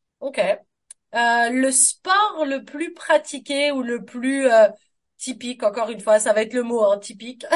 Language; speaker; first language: French; native; French